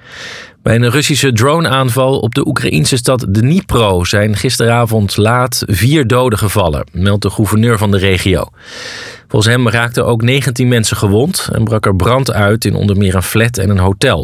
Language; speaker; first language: Dutch; native; Dutch